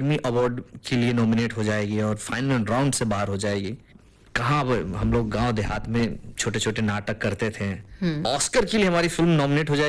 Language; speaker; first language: Hindi; non-native, local second language; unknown